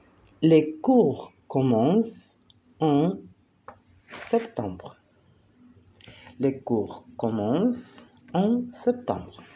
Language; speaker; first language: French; non-native, fluent; Spanish